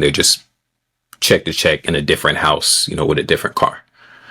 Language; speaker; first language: English; native; English